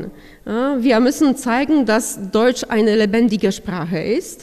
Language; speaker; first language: German; non-native, fluent; Polish